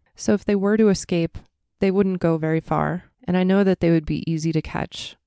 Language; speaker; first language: English; native; English